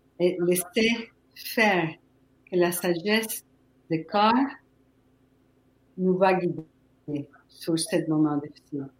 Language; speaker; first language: French; non-native, fluent; Spanish